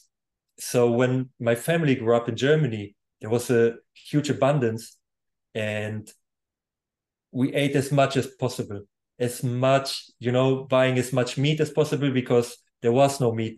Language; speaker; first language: English; non-native, fluent; German